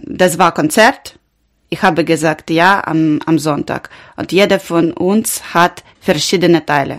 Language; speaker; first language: German; non-native, learner; Ukrainian